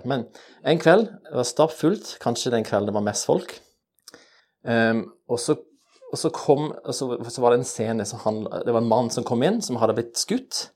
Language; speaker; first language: Norwegian; non-native, fluent; English